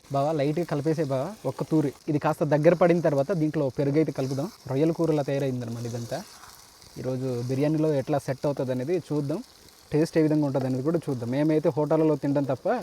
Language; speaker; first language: Telugu; native; Telugu